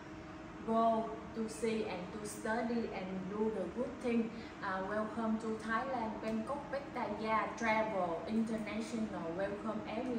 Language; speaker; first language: English; non-native, learner; Vietnamese